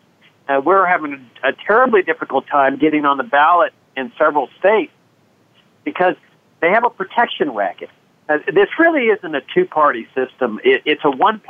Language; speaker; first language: English; native; English